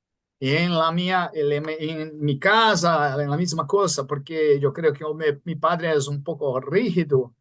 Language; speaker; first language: Spanish; non-native, fluent; Portuguese